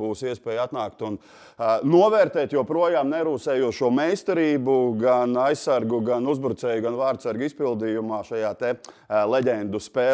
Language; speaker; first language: Latvian; native; Latvian